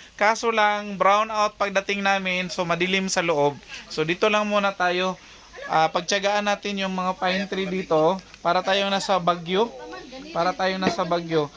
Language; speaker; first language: Filipino; non-native, local second language; Cebuano